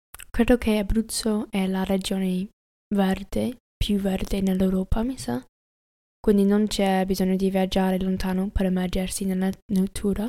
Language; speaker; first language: Italian; non-native, learner; English